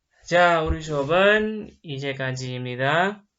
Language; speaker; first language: Korean; non-native, fluent; Indonesian